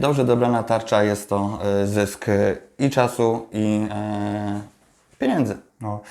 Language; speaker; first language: Polish; native; Polish